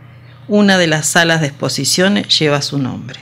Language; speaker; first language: Spanish; native; Spanish